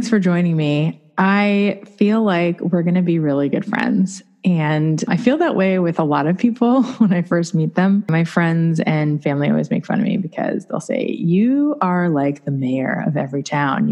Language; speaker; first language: English; native; English